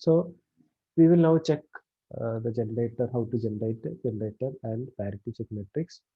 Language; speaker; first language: English; non-native, local second language; Malayalam